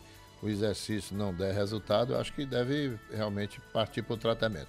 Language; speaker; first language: Portuguese; native; Portuguese